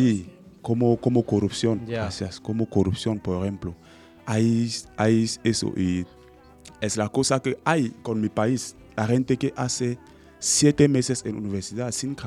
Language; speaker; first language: Spanish; non-native, learner; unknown